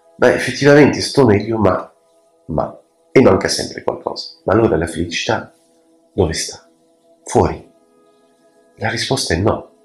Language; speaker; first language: Italian; non-native, fluent; French